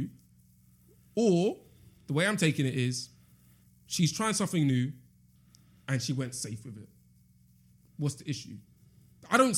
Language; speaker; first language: English; native; English